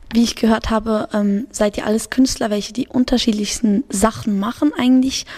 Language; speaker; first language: German; native; German